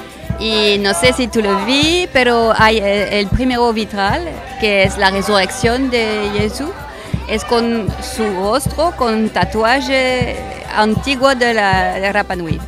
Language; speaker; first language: Spanish; non-native, learner; French